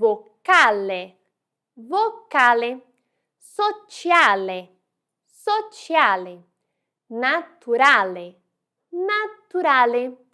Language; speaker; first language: Italian; non-native, fluent; Portuguese